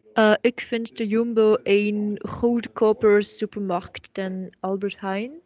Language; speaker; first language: Dutch; non-native, learner; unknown